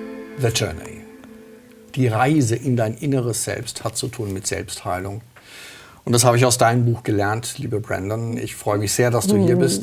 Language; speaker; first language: German; native; German